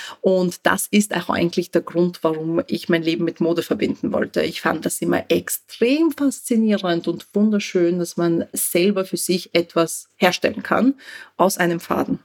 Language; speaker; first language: German; early bilingual, other home language; Russian